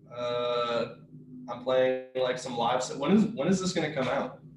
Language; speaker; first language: English; native; English